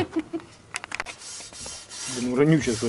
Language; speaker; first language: Russian; native; Russian